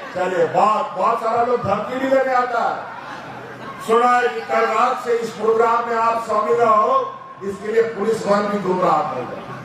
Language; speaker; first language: Hindi; native; Hindi